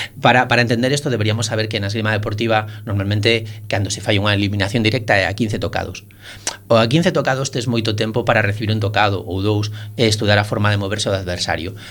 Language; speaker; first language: Galician; non-native, local second language; Spanish